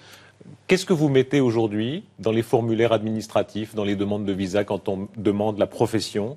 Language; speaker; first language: French; native; French